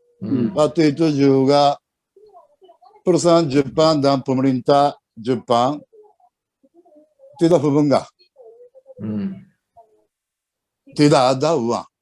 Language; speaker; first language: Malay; non-native, learner; Japanese